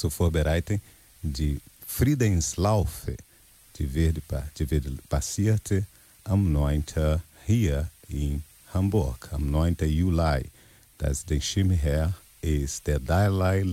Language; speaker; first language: German; non-native, learner; Portuguese